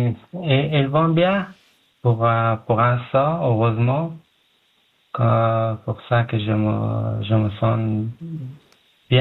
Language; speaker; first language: French; non-native, learner; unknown